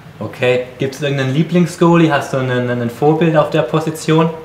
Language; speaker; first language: German; native; German